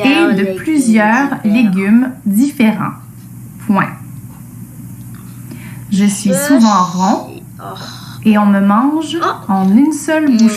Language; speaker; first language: French; native; French